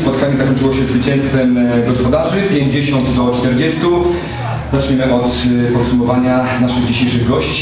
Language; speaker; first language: Polish; native; Polish